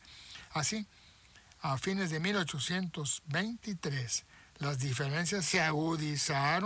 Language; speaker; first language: Spanish; native; Spanish